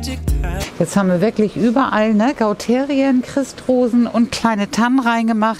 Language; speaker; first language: German; native; German